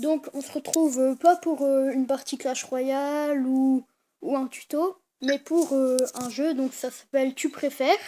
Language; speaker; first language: French; native; French